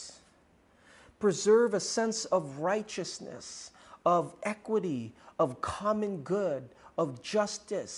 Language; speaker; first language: English; non-native, local second language; Filipino